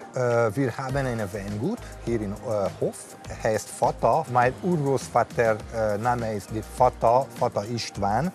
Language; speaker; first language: German; non-native, learner; Hungarian